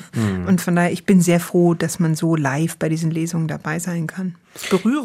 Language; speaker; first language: German; native; German